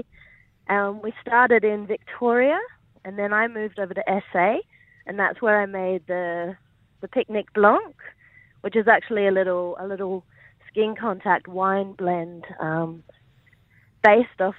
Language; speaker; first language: English; native; English